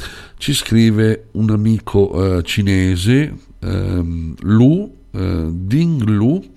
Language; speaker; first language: Italian; native; Italian